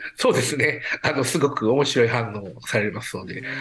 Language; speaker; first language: Japanese; native; Japanese